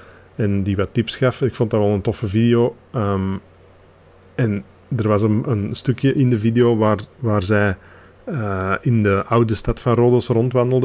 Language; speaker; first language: Dutch; native; Dutch